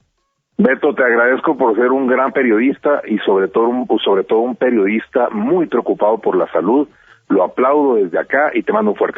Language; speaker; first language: Spanish; native; Spanish